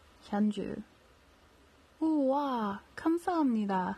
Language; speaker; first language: Korean; non-native, learner; English